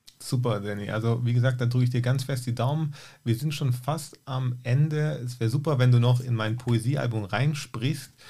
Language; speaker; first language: German; native; German